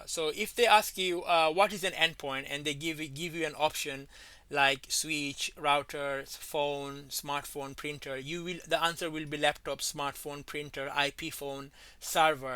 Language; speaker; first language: English; non-native, fluent; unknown